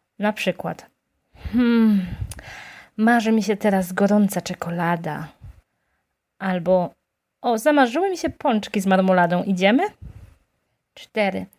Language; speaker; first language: Polish; native; Polish